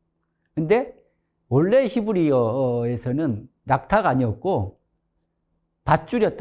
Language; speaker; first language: Korean; native; Korean